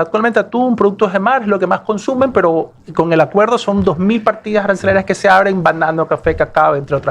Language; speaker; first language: Spanish; native; Spanish